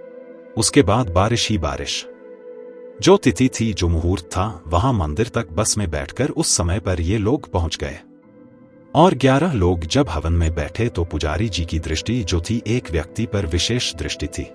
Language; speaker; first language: Hindi; native; Hindi